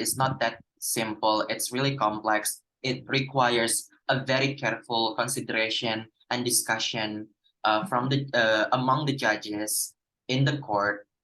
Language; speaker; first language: English; non-native, fluent; Indonesian